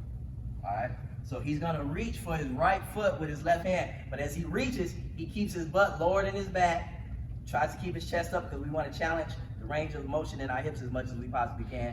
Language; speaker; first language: English; native; English